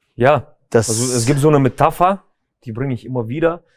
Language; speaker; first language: German; early bilingual, other home language; Russian